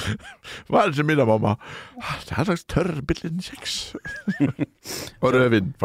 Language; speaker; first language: Norwegian; native; Norwegian